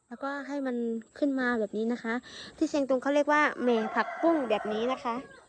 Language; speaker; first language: Thai; non-native, local second language; Shan